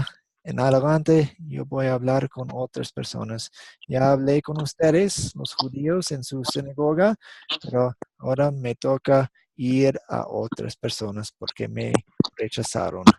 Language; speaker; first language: Spanish; non-native, fluent; English